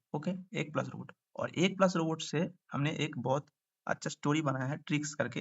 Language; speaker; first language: Hindi; non-native, local second language; Bangla